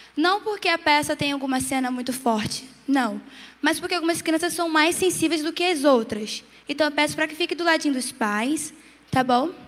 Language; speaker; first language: Portuguese; native; Portuguese